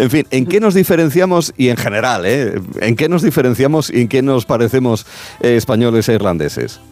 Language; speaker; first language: Spanish; native; Spanish